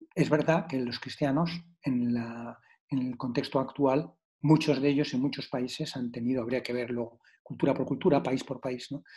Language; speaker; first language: Spanish; native; Spanish